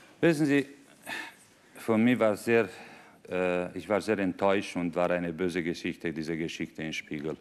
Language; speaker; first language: German; non-native, fluent; Romanian